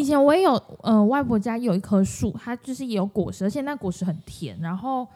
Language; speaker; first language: Chinese; native; Chinese